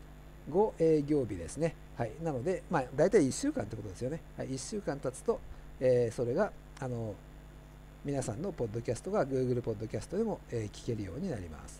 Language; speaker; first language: Japanese; native; Japanese